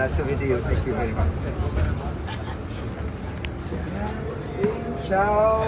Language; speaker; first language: English; non-native, learner; Vietnamese